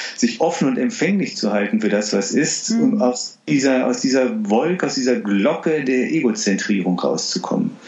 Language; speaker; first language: German; native; German